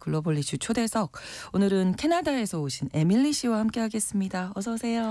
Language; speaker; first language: Korean; native; Korean